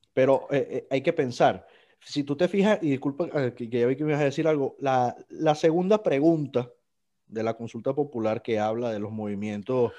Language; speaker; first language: Spanish; native; Spanish